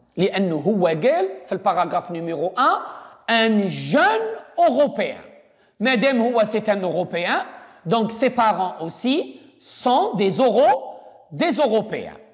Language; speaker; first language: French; non-native, local second language; Arabic